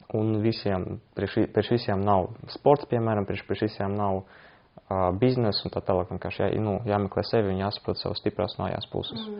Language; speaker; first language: Latvian; non-native, local second language; Russian